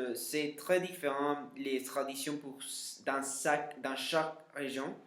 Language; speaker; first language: French; non-native, learner; Spanish